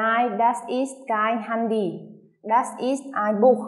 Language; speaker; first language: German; non-native, fluent; Vietnamese